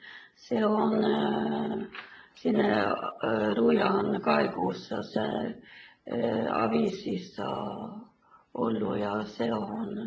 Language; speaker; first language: Finnish; early bilingual, heritage; Finnish